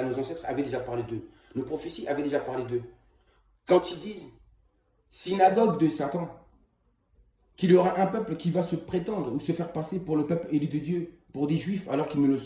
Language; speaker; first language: French; non-native, local second language; Kongo